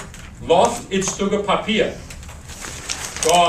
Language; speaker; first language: Danish; non-native, learner; English